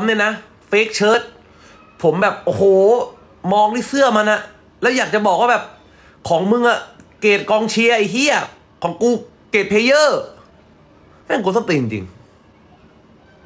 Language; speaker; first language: Thai; native; Thai